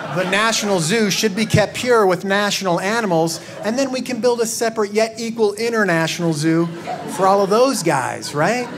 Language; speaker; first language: English; native; English